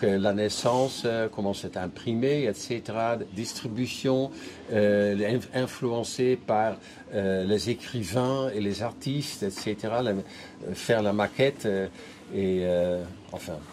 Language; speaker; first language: French; non-native, fluent; Dutch